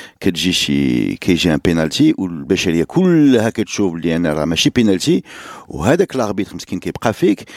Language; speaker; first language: Arabic; native; Arabic